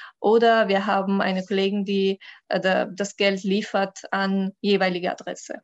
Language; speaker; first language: German; non-native, learner; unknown